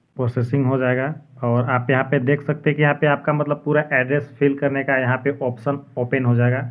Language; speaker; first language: Hindi; native; Hindi